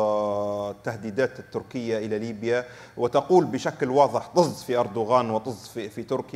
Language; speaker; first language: Arabic; native; Arabic